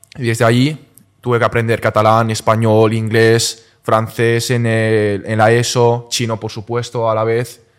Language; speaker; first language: Spanish; early bilingual, other home language; Chinese